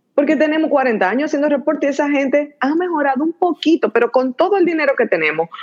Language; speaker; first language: Spanish; native; Spanish